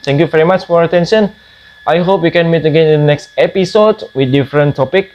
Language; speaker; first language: English; non-native, fluent; Indonesian